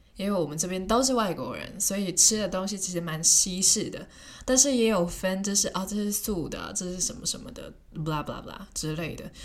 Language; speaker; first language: Chinese; non-native, local second language; Cantonese